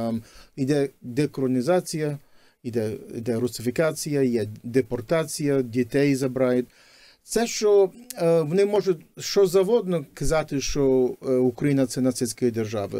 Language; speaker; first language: Ukrainian; early bilingual, heritage; Ukrainian